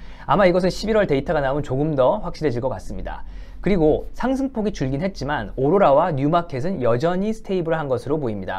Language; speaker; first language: Korean; native; Korean